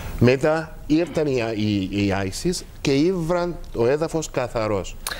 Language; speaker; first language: Greek; non-native, fluent; Arabic